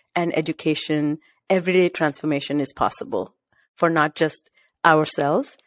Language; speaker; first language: English; non-native, local second language; Marathi